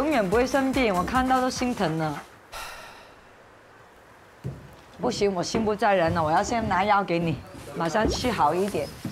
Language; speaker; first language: Chinese; non-native, local second language; Cantonese